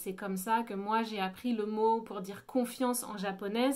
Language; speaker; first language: French; native; French